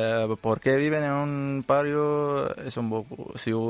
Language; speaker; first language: Spanish; non-native, learner; Arabic